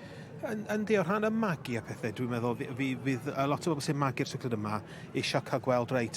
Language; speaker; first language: Welsh; native; Welsh